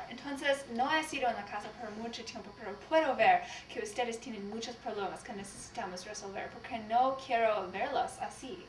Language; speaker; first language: Spanish; non-native, learner; English